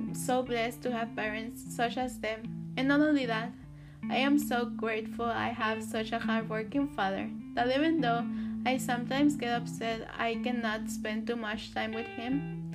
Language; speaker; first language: English; early bilingual, other home language; Spanish